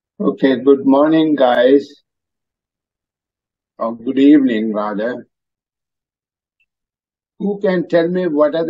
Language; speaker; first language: English; non-native, fluent; Tamil